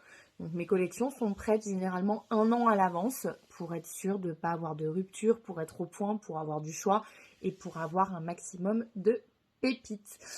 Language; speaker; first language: French; native; French